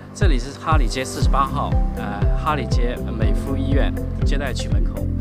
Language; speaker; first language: Chinese; native; Chinese